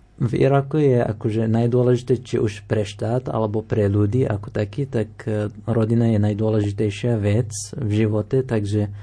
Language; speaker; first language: Slovak; non-native, fluent; Arabic